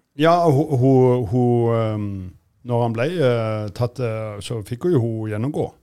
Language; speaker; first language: Norwegian; native; Norwegian